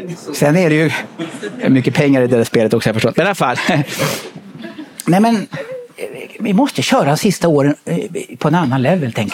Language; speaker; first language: Swedish; native; Swedish